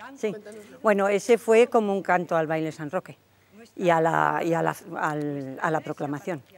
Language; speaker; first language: Spanish; native; Spanish